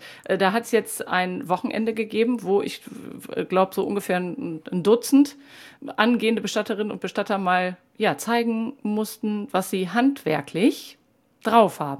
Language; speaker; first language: German; native; German